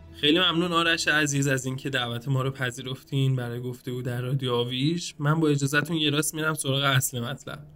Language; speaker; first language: Persian; native; Persian